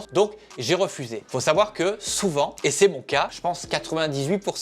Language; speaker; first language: French; native; French